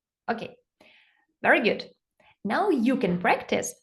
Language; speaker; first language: English; non-native, fluent; Ukrainian